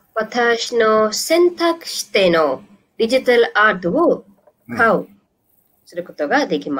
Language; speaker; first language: Japanese; non-native, learner; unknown